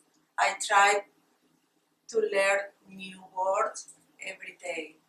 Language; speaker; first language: English; non-native, learner; Spanish